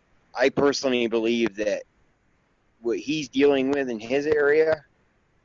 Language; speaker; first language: English; native; English